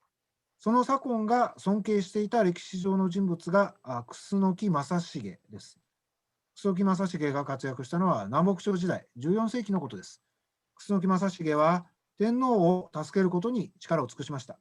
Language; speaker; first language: Japanese; native; Japanese